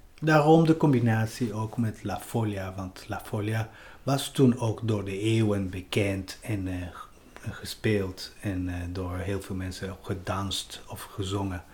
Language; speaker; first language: Dutch; non-native, fluent; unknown